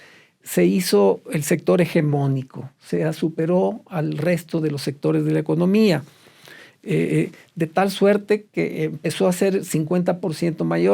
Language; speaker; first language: Spanish; native; Spanish